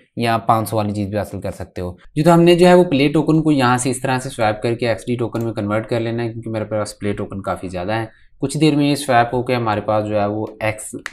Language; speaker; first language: Hindi; native; Hindi